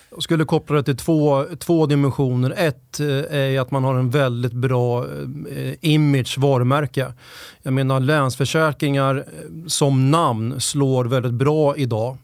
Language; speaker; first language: Swedish; native; Swedish